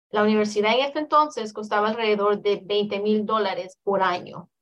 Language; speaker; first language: Spanish; native; Spanish